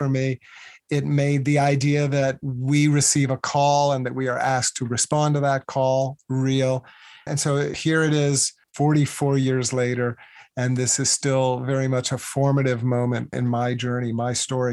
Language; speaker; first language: English; native; English